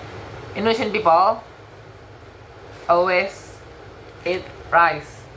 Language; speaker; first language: English; non-native, learner; Indonesian